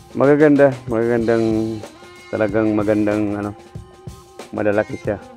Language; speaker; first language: Filipino; non-native, local second language; Cebuano